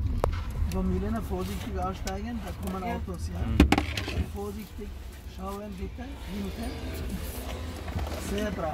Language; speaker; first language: German; non-native, fluent; Turkish